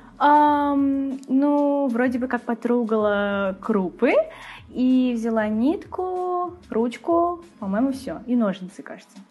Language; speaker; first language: Russian; native; Russian